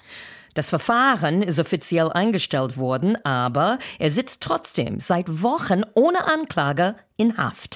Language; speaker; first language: German; non-native, fluent; English